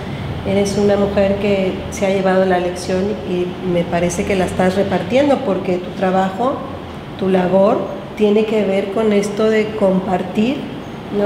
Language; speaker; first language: Spanish; native; Spanish